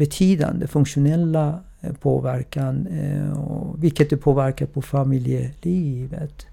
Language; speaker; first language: Swedish; non-native, fluent; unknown